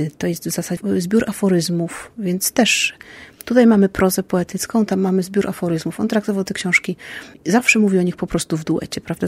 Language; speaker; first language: Polish; native; Polish